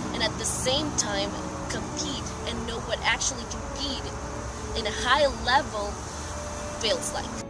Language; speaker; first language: English; non-native, fluent; Spanish